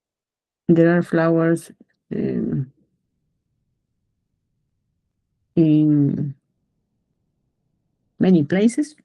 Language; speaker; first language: English; non-native, learner; Spanish